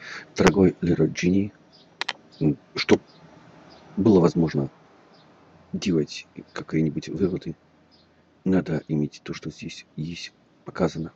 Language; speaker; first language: Russian; non-native, learner; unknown